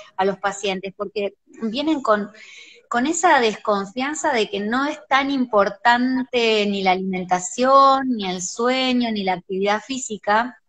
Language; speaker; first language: Spanish; native; Spanish